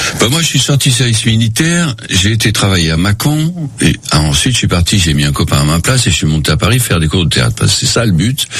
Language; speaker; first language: French; non-native, local second language; Spanish